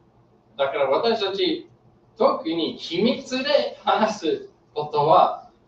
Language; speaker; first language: Japanese; non-native, learner; English